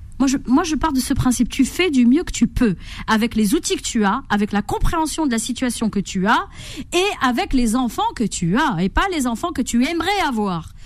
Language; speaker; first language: French; native; French